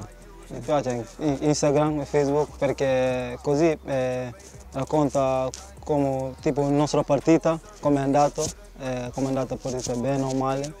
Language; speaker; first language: Italian; non-native, learner; Portuguese